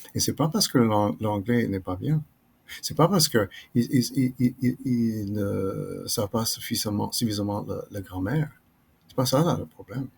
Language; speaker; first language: French; non-native, fluent; English